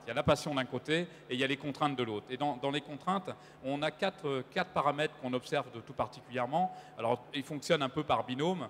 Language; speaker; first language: French; native; French